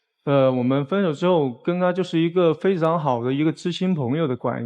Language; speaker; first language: Chinese; native; Chinese